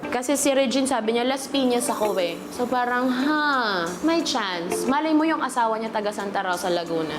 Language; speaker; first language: Filipino; native; Filipino